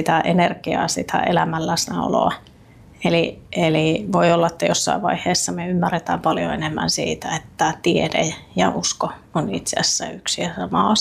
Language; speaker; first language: Finnish; native; Finnish